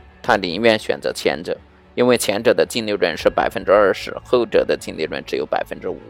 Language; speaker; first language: Chinese; native; Chinese